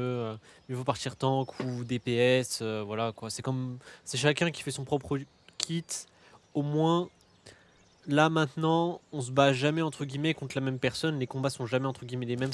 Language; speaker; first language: French; native; French